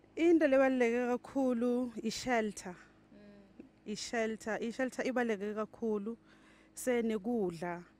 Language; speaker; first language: Zulu; non-native, local second language; Swati